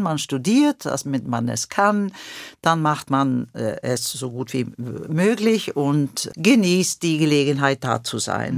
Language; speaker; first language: German; non-native, fluent; Swedish